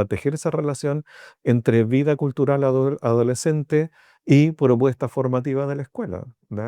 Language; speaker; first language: Spanish; native; Spanish